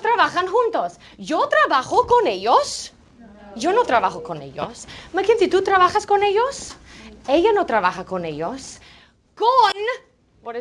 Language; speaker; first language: Spanish; non-native, fluent; English